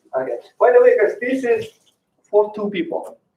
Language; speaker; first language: English; non-native, fluent; Azerbaijani